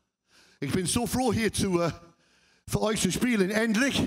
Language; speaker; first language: German; non-native, fluent; English